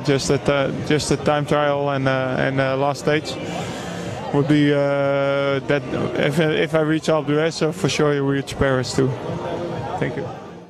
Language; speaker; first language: English; non-native, fluent; Dutch